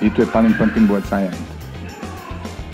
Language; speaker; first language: Indonesian; non-native, fluent; Serbian